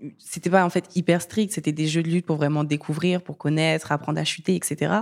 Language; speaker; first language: French; early bilingual, other home language; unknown